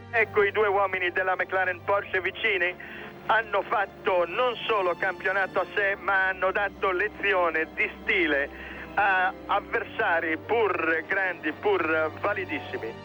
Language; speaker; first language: Italian; native; Italian